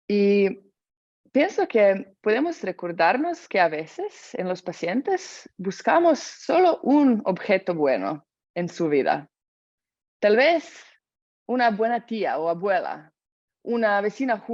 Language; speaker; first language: Spanish; non-native, fluent; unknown